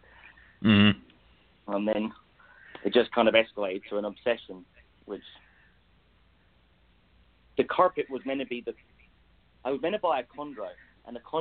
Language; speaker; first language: English; native; English